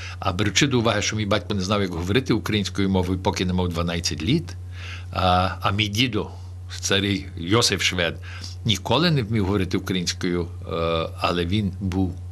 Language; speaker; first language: Ukrainian; early bilingual, heritage; Ukrainian